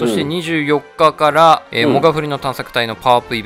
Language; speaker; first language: Japanese; native; Japanese